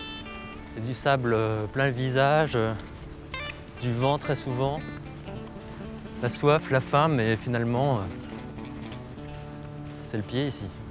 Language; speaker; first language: French; native; French